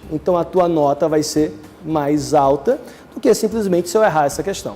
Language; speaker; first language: Portuguese; native; Portuguese